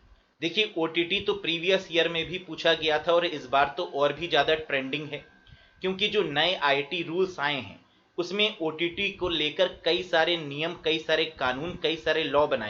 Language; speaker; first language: Hindi; native; Hindi